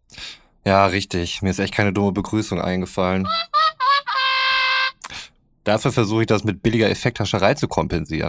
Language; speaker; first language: German; native; German